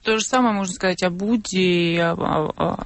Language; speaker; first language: Russian; native; Russian